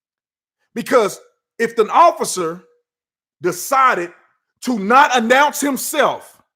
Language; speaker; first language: English; native; English